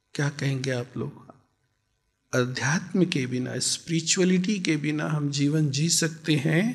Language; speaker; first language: Hindi; native; Hindi